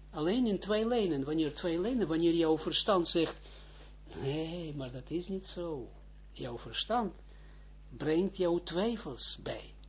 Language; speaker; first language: Dutch; non-native, fluent; Hebrew